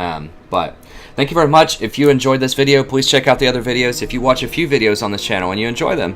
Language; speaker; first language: English; native; English